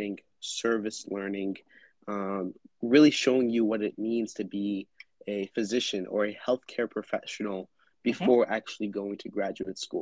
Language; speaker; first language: English; native; English